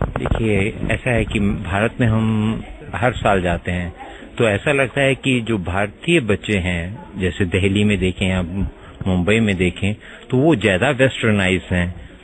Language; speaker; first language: Hindi; native; Hindi